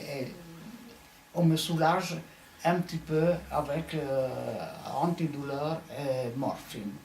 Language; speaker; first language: French; non-native, fluent; Hungarian